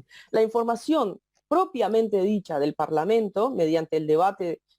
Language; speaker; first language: Spanish; native; Spanish